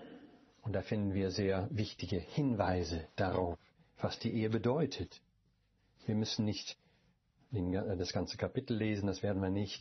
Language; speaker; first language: German; non-native, fluent; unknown